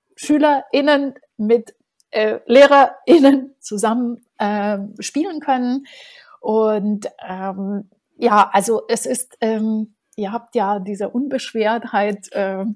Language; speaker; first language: German; non-native, fluent; Romanian